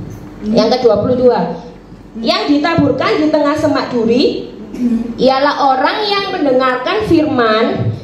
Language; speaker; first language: Indonesian; native; Indonesian